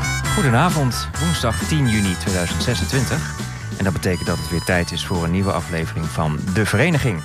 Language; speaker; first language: Dutch; native; Dutch